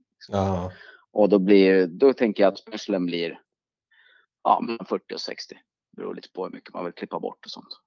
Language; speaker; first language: Swedish; native; Swedish